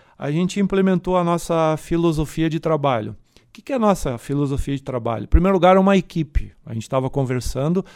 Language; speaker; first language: Portuguese; native; Portuguese